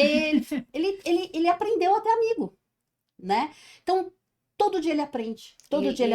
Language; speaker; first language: Portuguese; native; Portuguese